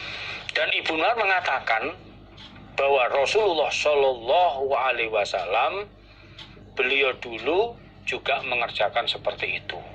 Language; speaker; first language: Indonesian; non-native, local second language; Javanese